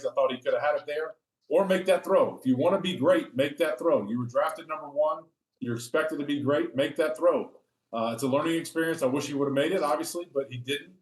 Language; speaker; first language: English; native; English